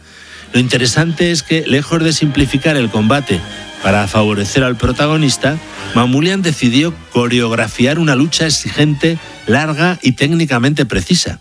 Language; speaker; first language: Spanish; native; Spanish